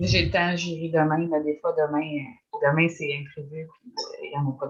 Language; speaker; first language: French; native; French